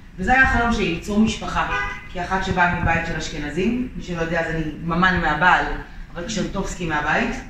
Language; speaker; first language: Hebrew; native; Hebrew